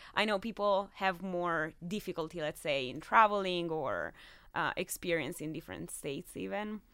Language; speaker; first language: English; non-native, fluent; Italian